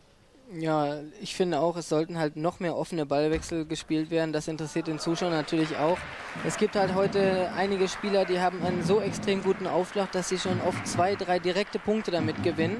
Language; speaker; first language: German; native; German